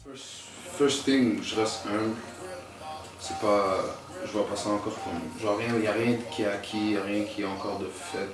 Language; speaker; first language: French; native; French